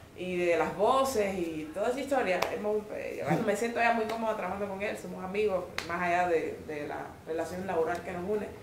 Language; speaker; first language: Spanish; native; Spanish